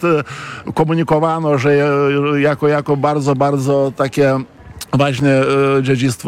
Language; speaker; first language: Polish; non-native, fluent; Lithuanian